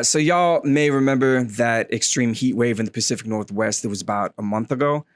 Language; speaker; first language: English; native; English